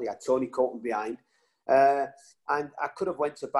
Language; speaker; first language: English; native; English